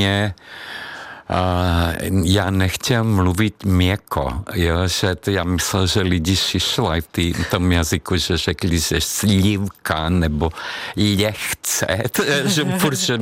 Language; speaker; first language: Czech; non-native, fluent; Hungarian